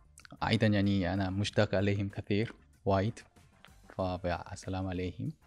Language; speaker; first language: Arabic; non-native, learner; Korean